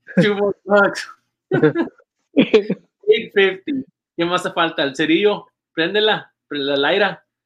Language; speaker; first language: Spanish; early bilingual, heritage; Spanish